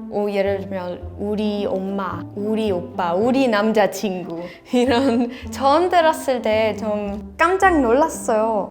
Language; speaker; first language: Korean; non-native, fluent; Danish